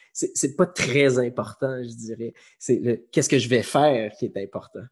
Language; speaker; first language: French; native; French